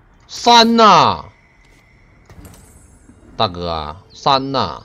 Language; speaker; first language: Chinese; native; Chinese